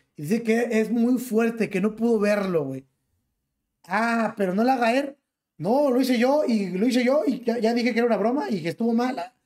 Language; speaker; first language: Spanish; native; Spanish